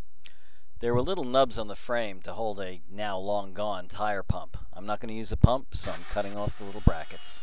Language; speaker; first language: English; native; English